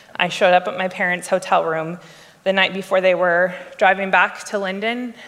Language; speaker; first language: English; native; English